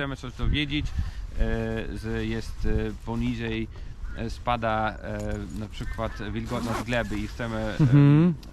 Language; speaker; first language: Polish; non-native, learner; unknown